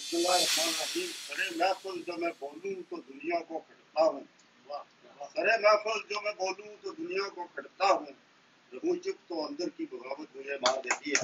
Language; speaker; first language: Urdu; non-native, local second language; Pahari-Potwari